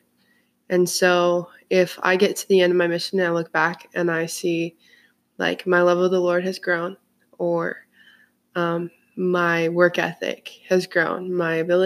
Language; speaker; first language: English; native; English